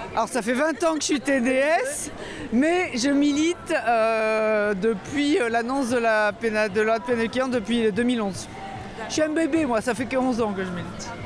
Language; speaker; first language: French; native; French